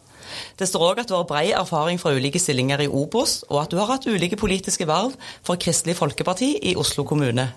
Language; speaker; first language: Norwegian; native; Norwegian